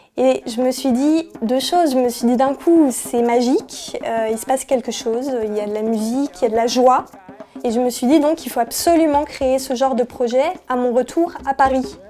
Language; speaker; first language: French; native; French